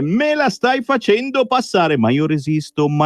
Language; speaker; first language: Italian; native; Italian